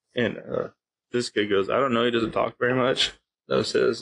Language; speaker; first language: English; native; English